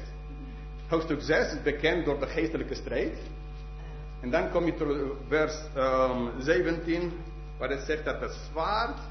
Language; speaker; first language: Dutch; non-native, fluent; English